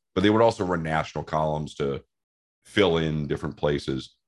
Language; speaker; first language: English; native; English